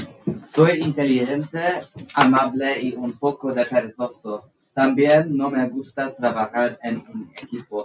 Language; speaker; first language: Spanish; non-native, learner; English